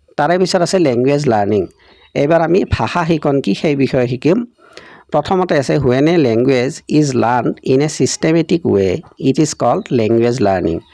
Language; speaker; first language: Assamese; native; Assamese